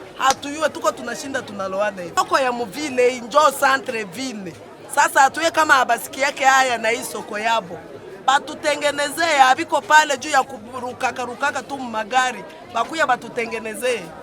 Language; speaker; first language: Swahili; native; Swahili